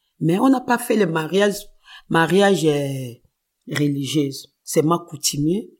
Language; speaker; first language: French; non-native, local second language; Kongo